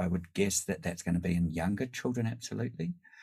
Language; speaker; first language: English; native; English